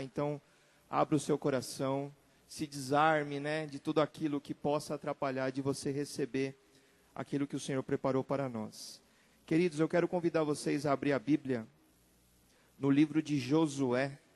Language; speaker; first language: Portuguese; native; Portuguese